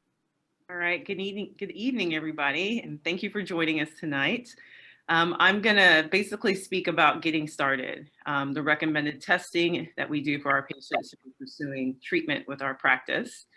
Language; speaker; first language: English; native; English